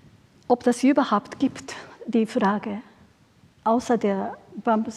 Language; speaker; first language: German; non-native, fluent; Japanese